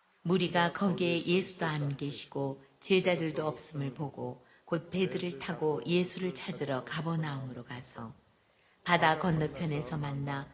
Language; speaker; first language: Korean; native; Korean